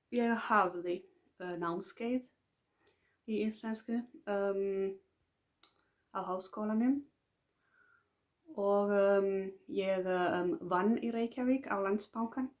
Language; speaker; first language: Icelandic; non-native, learner; Finnish